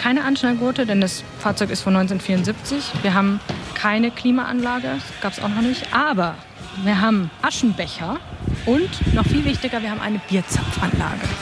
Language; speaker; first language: German; native; German